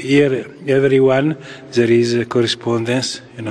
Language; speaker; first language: English; non-native, learner; Italian